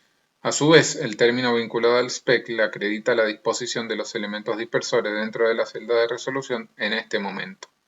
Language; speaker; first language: Spanish; native; Spanish